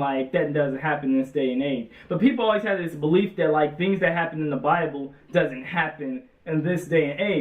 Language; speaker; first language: English; native; English